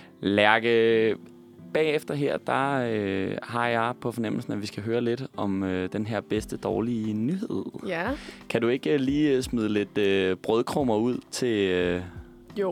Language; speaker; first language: Danish; native; Danish